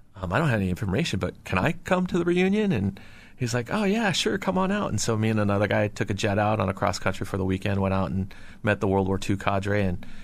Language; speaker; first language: English; native; English